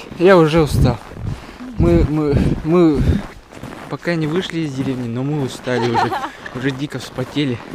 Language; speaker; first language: Russian; non-native, local second language; Yakut